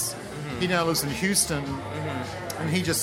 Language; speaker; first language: English; native; English